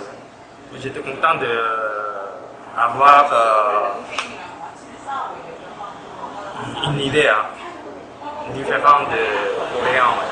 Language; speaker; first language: French; non-native, fluent; Korean